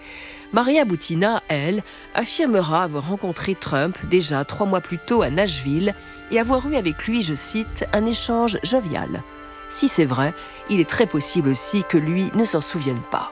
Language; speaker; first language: French; native; French